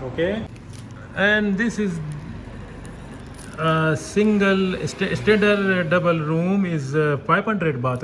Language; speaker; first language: English; non-native, learner; Urdu